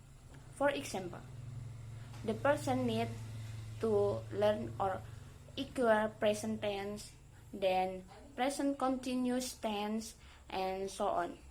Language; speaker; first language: English; non-native, learner; Indonesian